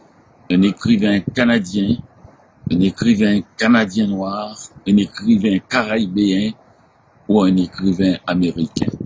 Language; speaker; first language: French; non-native, local second language; Haitian Creole